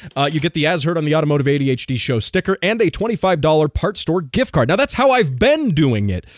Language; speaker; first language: English; native; English